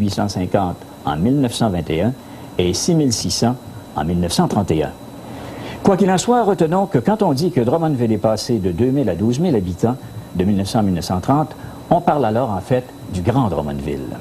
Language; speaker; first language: French; native; French